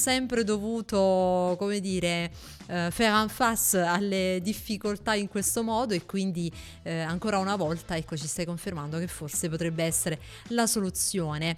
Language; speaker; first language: Italian; native; Italian